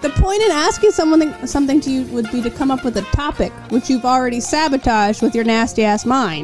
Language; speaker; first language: English; native; English